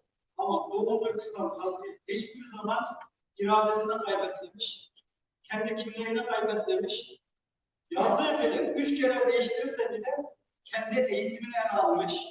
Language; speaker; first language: Turkish; non-native, fluent; Uyghur